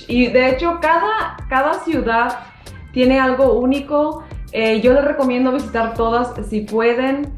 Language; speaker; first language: Spanish; native; Spanish